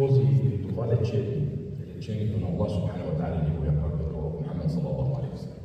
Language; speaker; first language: Bulgarian; non-native, fluent; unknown